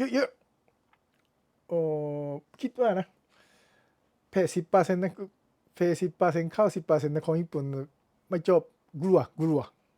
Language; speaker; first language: Thai; non-native, learner; Japanese